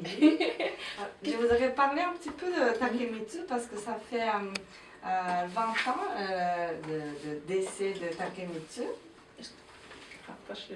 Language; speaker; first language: French; non-native, fluent; Japanese